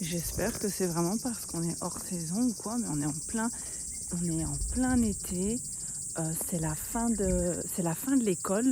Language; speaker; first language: French; native; French